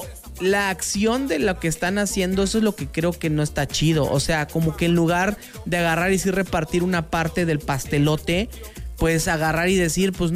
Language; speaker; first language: Spanish; native; Spanish